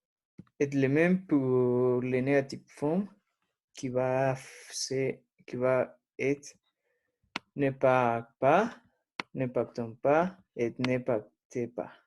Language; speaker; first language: French; non-native, learner; Spanish